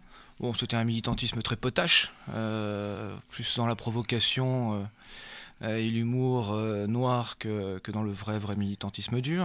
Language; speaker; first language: French; native; French